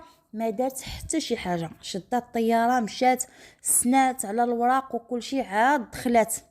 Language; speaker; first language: Arabic; native; Arabic